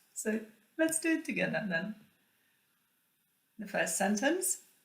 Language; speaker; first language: English; non-native, fluent; Polish